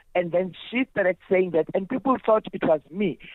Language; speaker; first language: English; non-native, local second language; Zulu